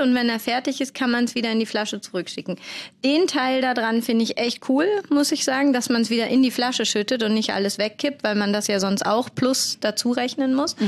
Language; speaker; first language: German; native; German